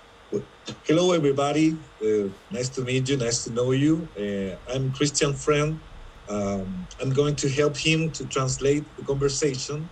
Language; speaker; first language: English; non-native, fluent; Spanish